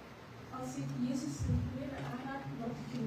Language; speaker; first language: Dutch; early bilingual, other home language; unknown